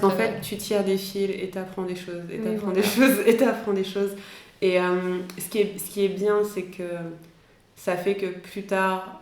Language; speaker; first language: French; native; French